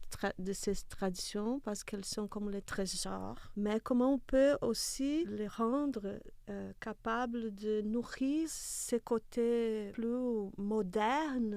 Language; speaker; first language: French; non-native, fluent; Portuguese